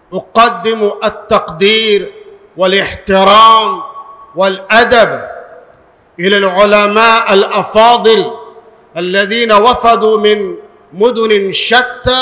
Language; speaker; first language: Arabic; non-native, fluent; Urdu